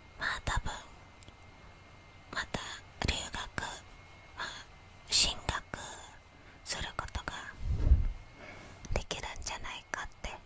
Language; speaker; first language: Japanese; non-native, fluent; Indonesian